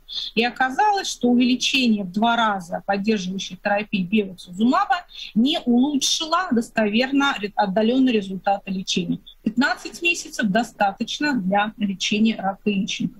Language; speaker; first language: Russian; native; Russian